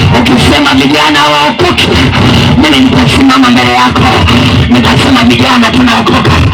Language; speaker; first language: Swahili; native; Swahili